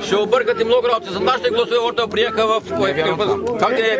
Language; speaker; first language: Bulgarian; non-native, local second language; Turkish